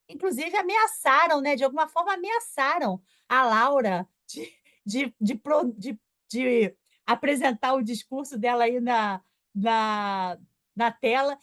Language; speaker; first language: Portuguese; native; Portuguese